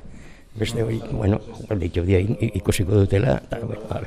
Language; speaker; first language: Basque; non-native, local second language; Spanish